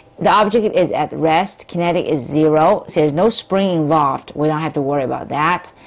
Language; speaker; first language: English; non-native, fluent; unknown